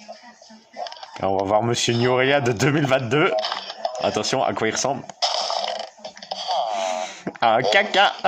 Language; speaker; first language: French; native; French